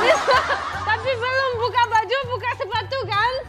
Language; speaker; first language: Indonesian; non-native, learner; Russian